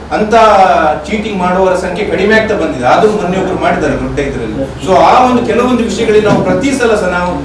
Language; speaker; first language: Kannada; non-native, local second language; Tulu